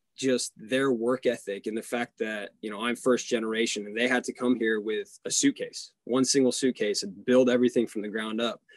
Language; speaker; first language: English; early bilingual, other home language; Hungarian